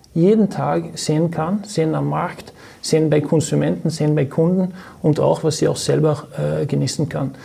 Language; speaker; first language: German; non-native, fluent; Norwegian